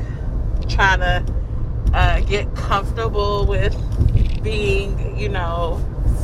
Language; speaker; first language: English; native; English